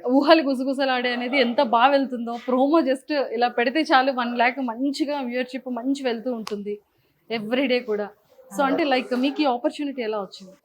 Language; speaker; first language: Telugu; native; Telugu